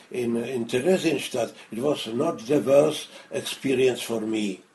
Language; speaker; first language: English; non-native, fluent; Czech